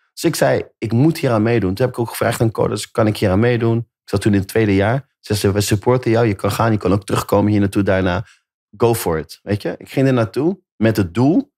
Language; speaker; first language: Dutch; native; Dutch